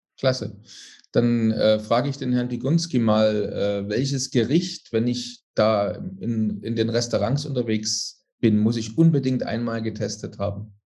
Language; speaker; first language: German; native; German